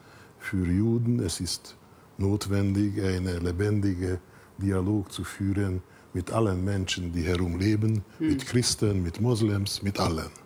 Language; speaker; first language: German; non-native, fluent; Hungarian